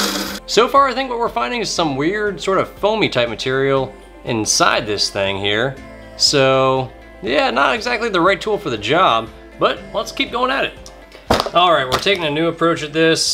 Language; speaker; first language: English; native; English